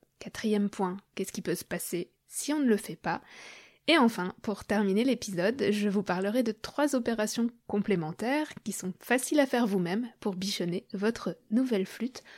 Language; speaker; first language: French; native; French